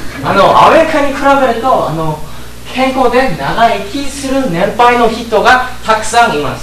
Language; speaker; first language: Japanese; non-native, learner; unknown